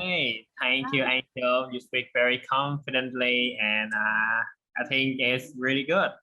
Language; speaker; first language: English; non-native, fluent; Vietnamese